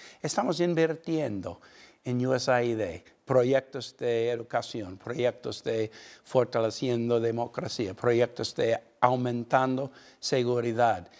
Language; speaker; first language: Spanish; non-native, fluent; English